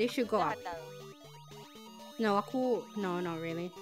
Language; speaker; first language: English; non-native, local second language; Malay